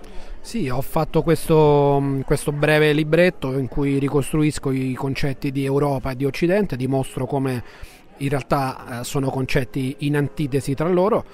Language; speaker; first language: Italian; native; Italian